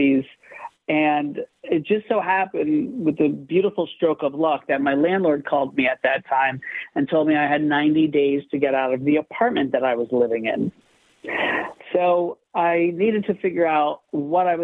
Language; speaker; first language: English; native; English